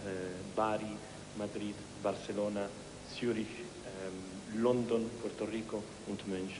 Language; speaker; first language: German; non-native, learner; Spanish